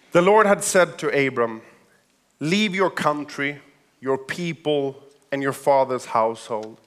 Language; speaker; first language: English; non-native, fluent; Swedish